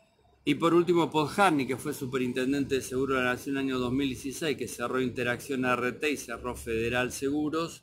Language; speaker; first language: Spanish; native; Spanish